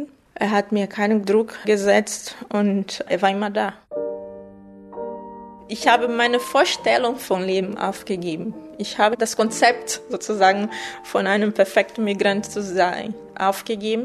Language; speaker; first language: German; non-native, fluent; Portuguese